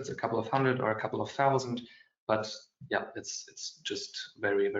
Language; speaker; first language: English; non-native, fluent; German